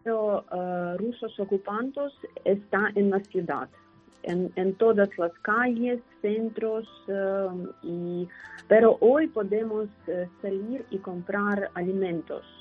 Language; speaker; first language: Spanish; non-native, learner; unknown